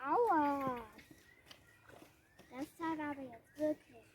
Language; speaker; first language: German; early bilingual, other home language; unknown